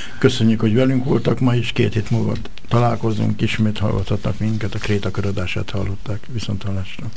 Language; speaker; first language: Hungarian; native; Hungarian